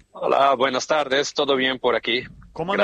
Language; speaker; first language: Spanish; non-native, fluent; Portuguese